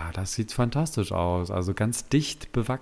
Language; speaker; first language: German; native; German